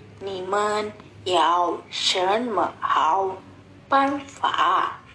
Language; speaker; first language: Chinese; non-native, learner; Indonesian